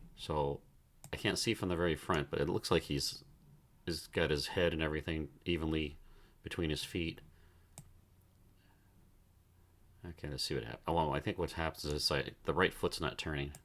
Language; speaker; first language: English; native; English